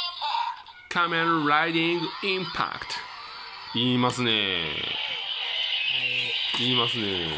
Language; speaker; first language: Japanese; native; Japanese